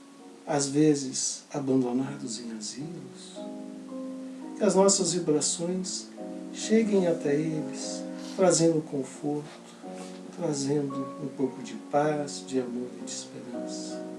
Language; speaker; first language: Portuguese; native; Portuguese